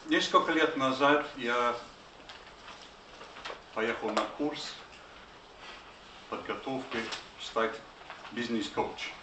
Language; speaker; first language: Russian; non-native, fluent; English